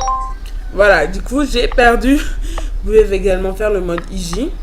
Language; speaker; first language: French; native; French